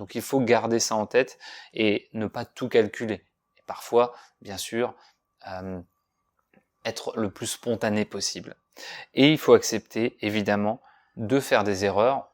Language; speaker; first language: French; native; French